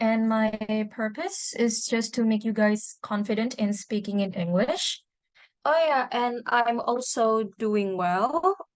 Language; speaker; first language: English; non-native, fluent; Indonesian